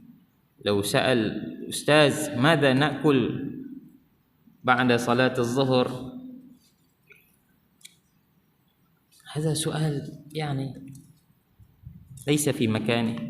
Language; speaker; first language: Arabic; non-native, fluent; Malay